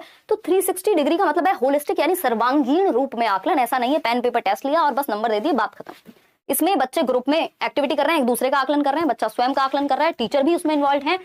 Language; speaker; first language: Hindi; native; Hindi